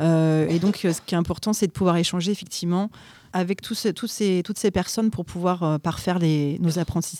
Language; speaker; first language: French; native; French